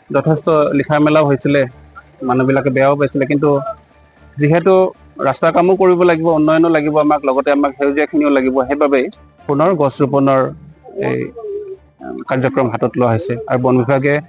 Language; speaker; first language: Assamese; native; Assamese